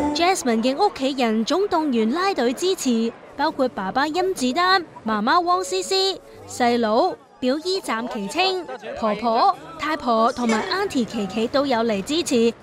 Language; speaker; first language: Chinese; non-native, local second language; Cantonese